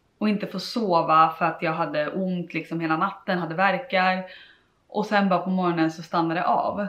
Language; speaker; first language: Swedish; native; Swedish